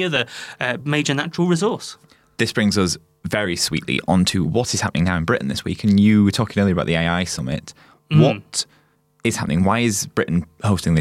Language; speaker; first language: English; native; English